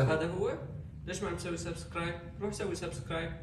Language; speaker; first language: Arabic; native; Arabic